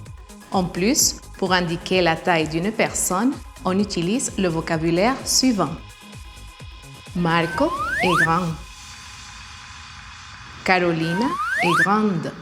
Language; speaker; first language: French; non-native, fluent; Spanish